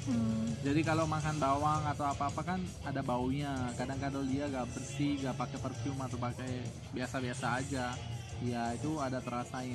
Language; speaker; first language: Indonesian; non-native, fluent; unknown